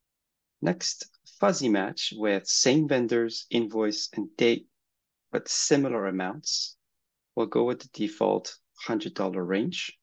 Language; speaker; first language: English; native; English